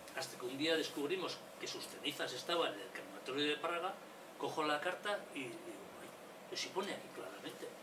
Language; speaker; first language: Spanish; non-native, local second language; Basque